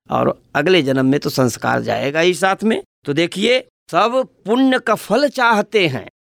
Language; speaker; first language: Hindi; native; Hindi